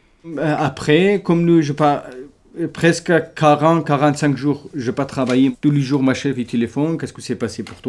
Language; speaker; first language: French; non-native, learner; Kurdish